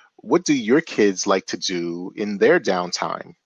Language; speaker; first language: English; native; English